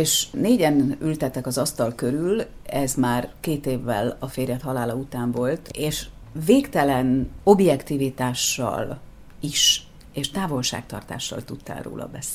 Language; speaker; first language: Hungarian; native; Hungarian